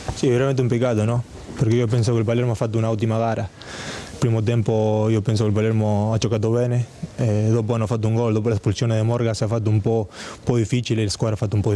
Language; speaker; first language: Italian; non-native, fluent; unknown